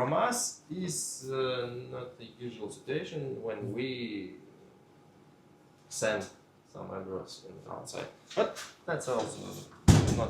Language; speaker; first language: English; non-native, fluent; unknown